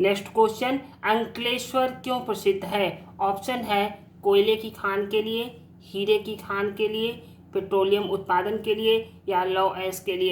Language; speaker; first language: Hindi; native; Hindi